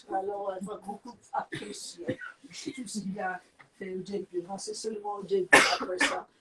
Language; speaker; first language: French; non-native, fluent; English